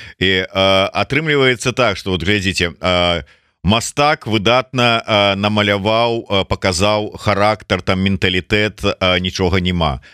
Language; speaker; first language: Belarusian; native; Belarusian